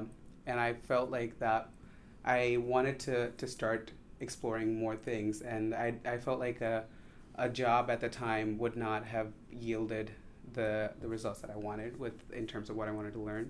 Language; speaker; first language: English; non-native, local second language; Tamil